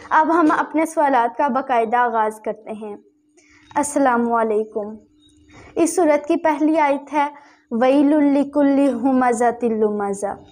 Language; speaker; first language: Urdu; native; Urdu